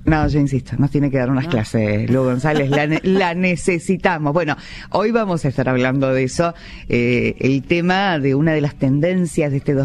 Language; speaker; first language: Spanish; native; Spanish